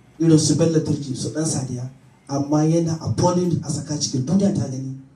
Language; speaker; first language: Hausa; native; Hausa